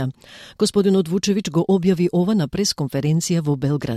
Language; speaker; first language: Macedonian; native; Macedonian